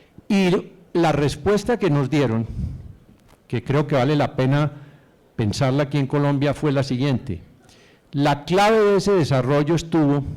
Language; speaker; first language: Spanish; native; Spanish